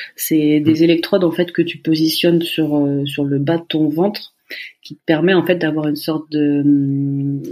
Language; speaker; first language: French; native; French